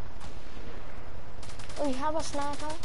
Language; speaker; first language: English; non-native, learner; Portuguese